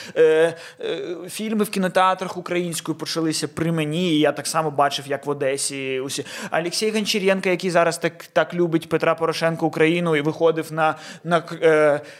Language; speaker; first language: Ukrainian; non-native, local second language; Russian